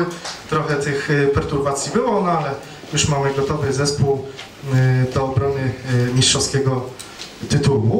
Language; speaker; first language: Polish; native; Polish